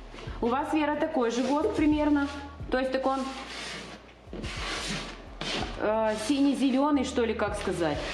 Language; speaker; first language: Russian; native; Russian